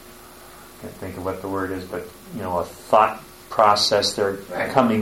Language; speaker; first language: English; native; English